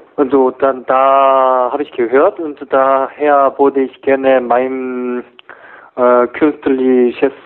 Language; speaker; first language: German; non-native, learner; Korean